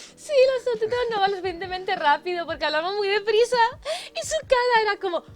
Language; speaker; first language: Spanish; native; Spanish